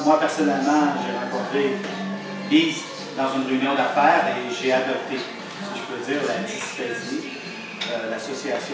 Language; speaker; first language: French; native; French